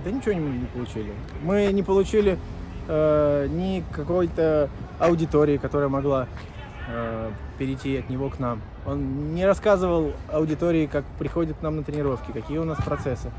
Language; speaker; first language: Russian; native; Russian